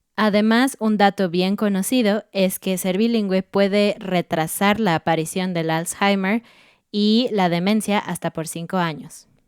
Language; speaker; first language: Spanish; native; Spanish